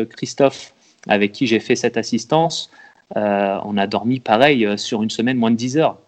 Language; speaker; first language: French; native; French